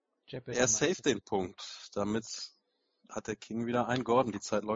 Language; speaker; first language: German; native; German